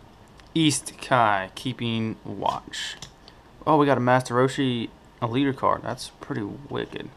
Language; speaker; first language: English; native; English